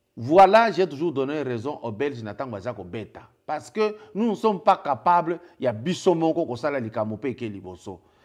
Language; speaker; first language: French; non-native, local second language; Lingala